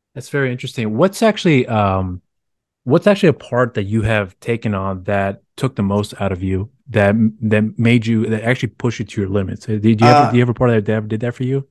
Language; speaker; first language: English; early bilingual, other home language; Spanish